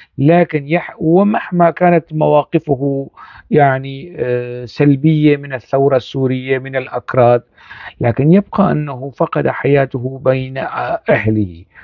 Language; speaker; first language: Arabic; non-native, local second language; Kurdish